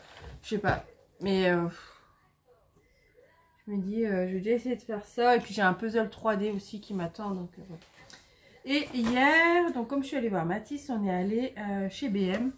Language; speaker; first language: French; native; French